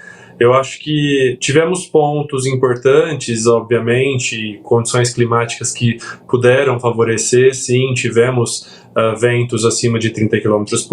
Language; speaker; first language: Portuguese; native; Portuguese